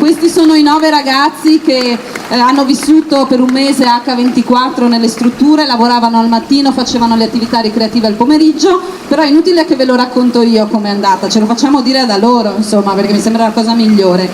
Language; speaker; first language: Italian; native; Italian